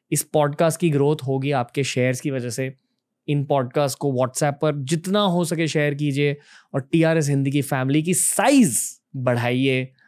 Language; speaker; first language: Hindi; native; Hindi